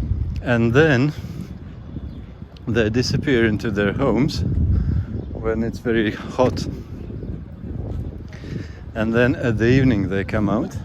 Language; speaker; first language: English; non-native, fluent; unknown